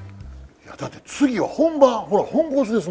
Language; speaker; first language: Japanese; native; Japanese